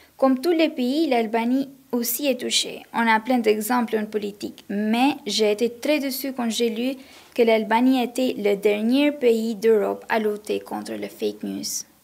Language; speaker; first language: French; non-native, fluent; Albanian